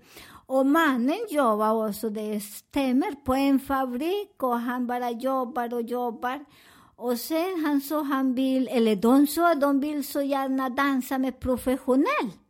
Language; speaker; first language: Swedish; non-native, learner; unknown